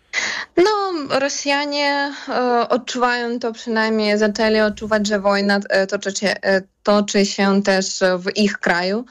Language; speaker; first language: Polish; non-native, fluent; Ukrainian